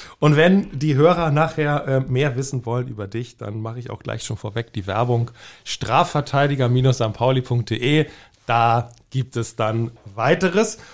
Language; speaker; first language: German; native; German